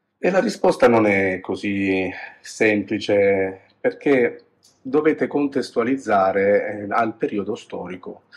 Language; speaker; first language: Italian; native; Italian